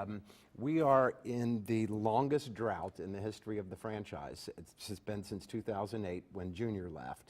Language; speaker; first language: English; native; English